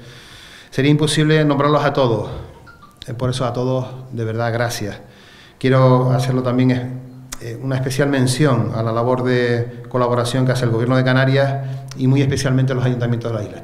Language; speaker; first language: Spanish; native; Spanish